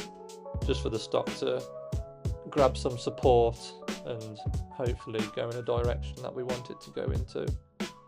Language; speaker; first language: English; native; English